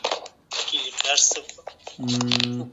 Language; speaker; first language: Russian; non-native, local second language; Kazakh